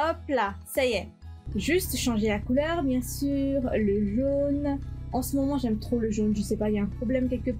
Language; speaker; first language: French; native; French